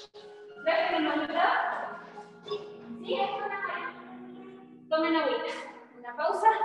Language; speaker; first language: Spanish; native; Spanish